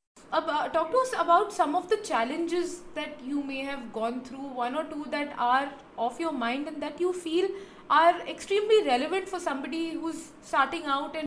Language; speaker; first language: English; non-native, local second language; Hindi